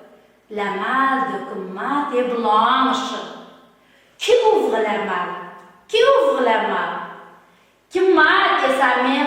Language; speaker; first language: French; non-native, fluent; Uzbek